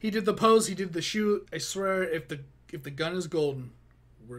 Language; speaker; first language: English; native; English